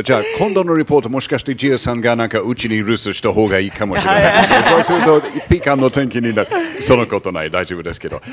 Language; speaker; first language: Japanese; non-native, fluent; English